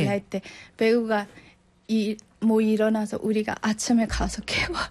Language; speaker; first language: Korean; non-native, learner; Burmese